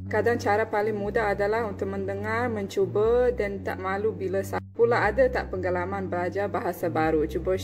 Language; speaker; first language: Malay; non-native, fluent; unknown